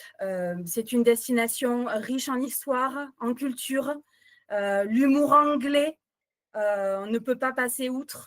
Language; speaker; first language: French; native; French